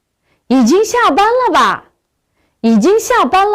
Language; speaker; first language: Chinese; non-native, local second language; Uyghur